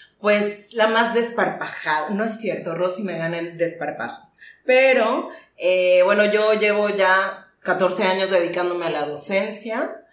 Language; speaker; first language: Spanish; native; Spanish